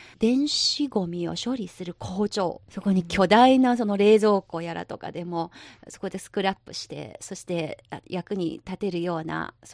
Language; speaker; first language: Japanese; non-native, local second language; Chinese